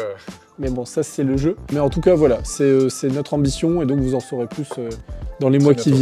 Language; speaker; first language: French; native; French